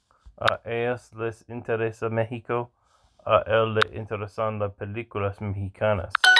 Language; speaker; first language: Spanish; non-native, learner; English